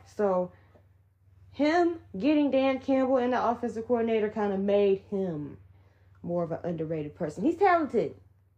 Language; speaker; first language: English; native; English